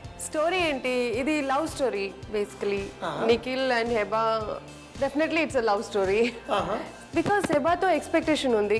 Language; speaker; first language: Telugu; non-native, learner; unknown